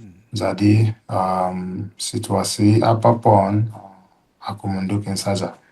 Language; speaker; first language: Indonesian; non-native, fluent; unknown